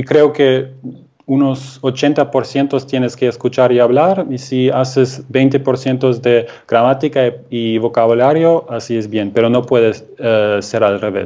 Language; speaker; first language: Spanish; non-native, fluent; German